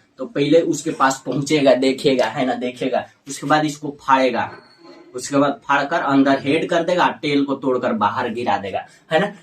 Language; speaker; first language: Hindi; native; Hindi